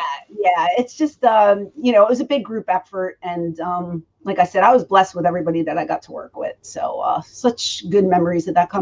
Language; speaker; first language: English; native; English